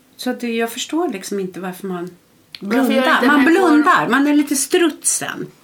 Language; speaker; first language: Swedish; early bilingual, other home language; Estonian